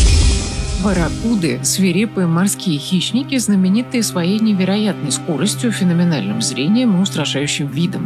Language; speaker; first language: Russian; native; Russian